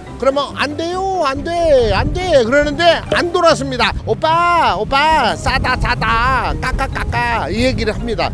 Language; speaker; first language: Korean; native; Korean